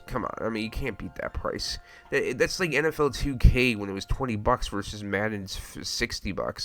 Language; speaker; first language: English; native; English